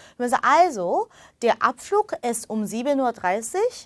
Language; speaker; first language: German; non-native, fluent; Korean